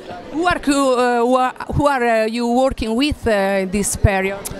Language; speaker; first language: English; non-native, learner; Italian